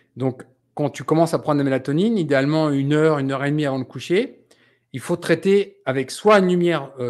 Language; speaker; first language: French; native; French